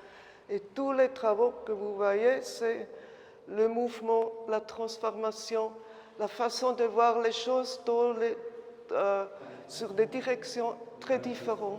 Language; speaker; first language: French; non-native, fluent; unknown